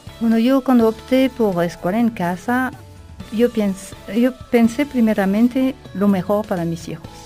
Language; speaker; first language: Spanish; non-native, fluent; French